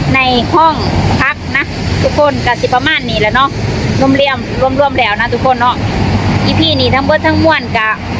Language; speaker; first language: Thai; native; Thai